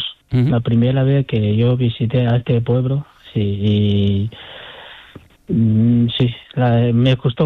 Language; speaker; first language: Spanish; non-native, fluent; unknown